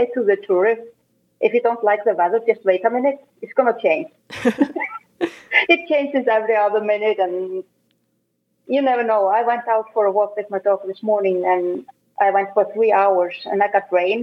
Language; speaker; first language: English; non-native, fluent; Icelandic